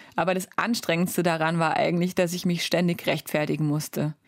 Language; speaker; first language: German; native; German